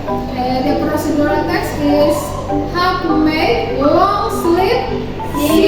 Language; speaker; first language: English; non-native, learner; Indonesian